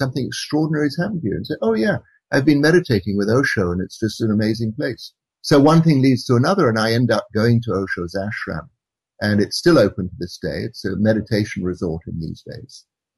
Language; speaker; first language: English; native; English